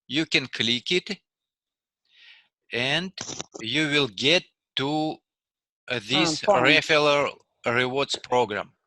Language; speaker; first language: English; non-native, learner; Russian